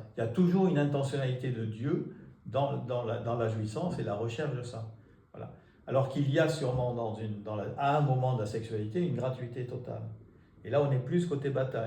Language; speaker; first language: French; native; French